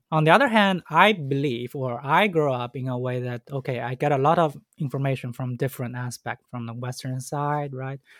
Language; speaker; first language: English; non-native, fluent; Chinese